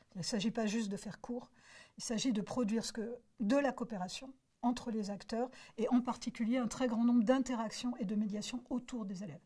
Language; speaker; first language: French; native; French